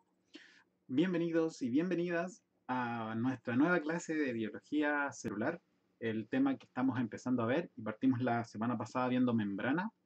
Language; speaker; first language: Spanish; native; Spanish